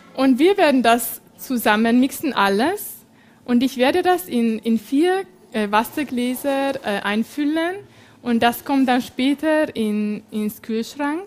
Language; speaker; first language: German; non-native, fluent; Hungarian